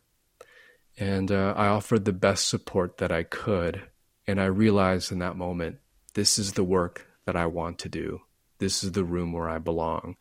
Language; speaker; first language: English; native; English